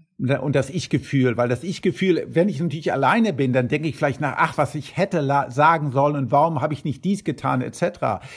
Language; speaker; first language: German; early bilingual, heritage; German